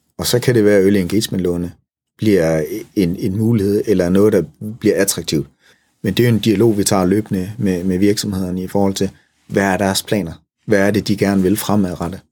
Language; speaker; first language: Danish; native; Danish